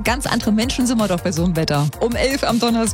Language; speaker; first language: German; native; German